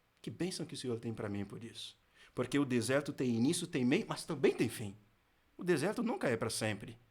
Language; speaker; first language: Portuguese; non-native, fluent; Haitian Creole